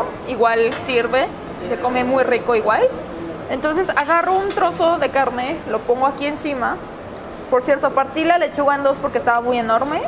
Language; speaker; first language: Spanish; early bilingual, other home language; Korean